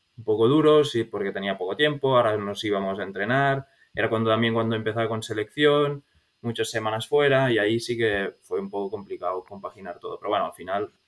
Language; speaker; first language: Spanish; native; Spanish